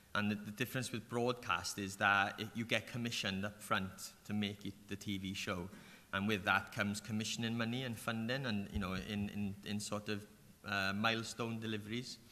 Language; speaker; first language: English; native; English